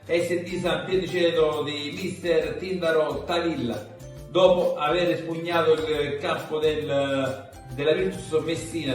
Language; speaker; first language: Italian; native; Italian